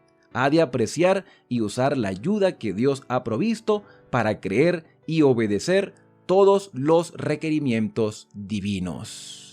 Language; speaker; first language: Spanish; native; Spanish